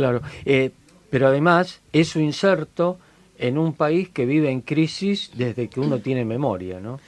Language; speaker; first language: Spanish; native; Spanish